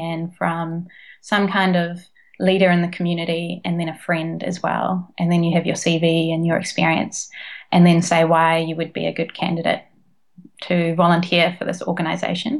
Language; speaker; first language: English; native; English